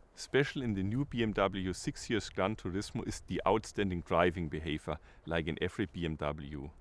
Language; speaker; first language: English; non-native, fluent; German